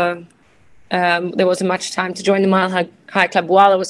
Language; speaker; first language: English; native; English